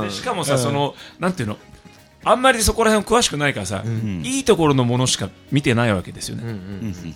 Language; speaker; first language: Japanese; native; Japanese